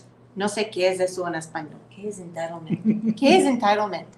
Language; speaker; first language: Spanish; non-native, fluent; English